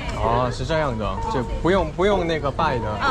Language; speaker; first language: Chinese; non-native, fluent; Korean